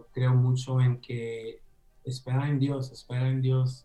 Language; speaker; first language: Spanish; early bilingual, heritage; Spanish